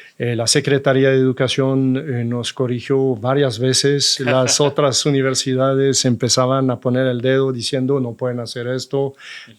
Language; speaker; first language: Spanish; non-native, fluent; French